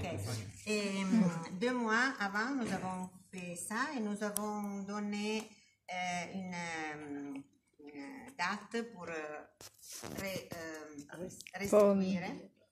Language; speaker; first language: French; non-native, learner; Italian